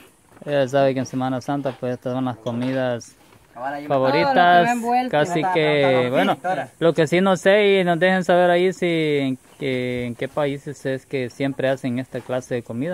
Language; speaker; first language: Spanish; native; Spanish